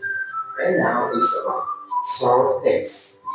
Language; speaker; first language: English; non-native, fluent; Indonesian